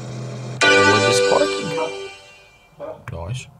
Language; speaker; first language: English; non-native, learner; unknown